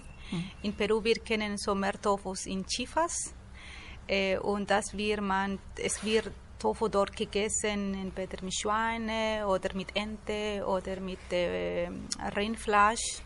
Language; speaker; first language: German; non-native, learner; Spanish